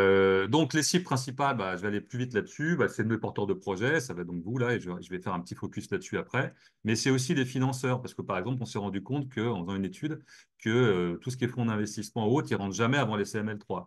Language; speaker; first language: French; native; French